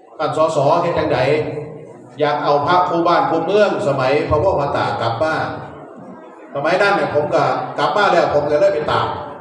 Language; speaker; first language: Thai; non-native, local second language; Northeastern Thai